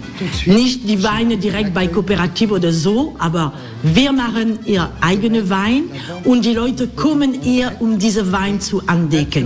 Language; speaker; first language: German; non-native, learner; French